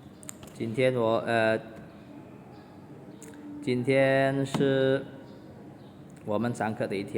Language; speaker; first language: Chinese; non-native, fluent; Indonesian